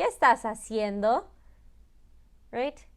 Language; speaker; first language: Spanish; early bilingual, heritage; Spanish